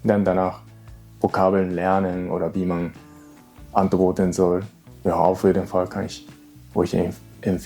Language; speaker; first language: German; non-native, learner; Japanese